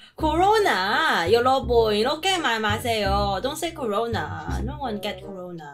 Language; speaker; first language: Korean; non-native, learner; Cantonese